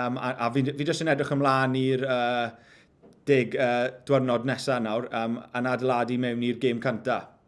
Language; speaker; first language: Welsh; non-native, local second language; English